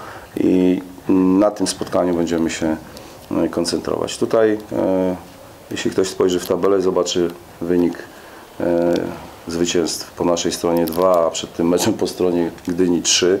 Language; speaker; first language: Polish; native; Polish